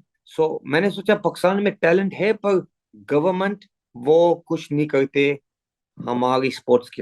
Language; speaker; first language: Hindi; early bilingual, heritage; English